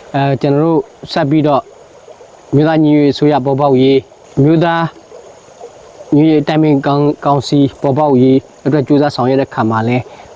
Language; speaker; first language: Burmese; non-native, local second language; S'gaw Karen